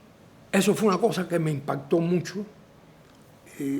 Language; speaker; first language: Spanish; native; Spanish